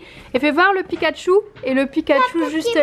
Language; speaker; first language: French; native; French